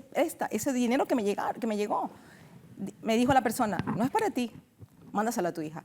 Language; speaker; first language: Spanish; native; Spanish